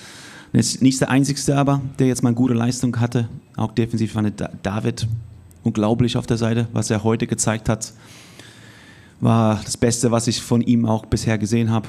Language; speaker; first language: German; native; German